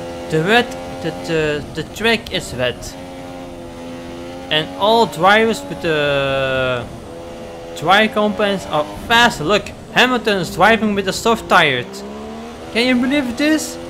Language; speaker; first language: English; non-native, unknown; Dutch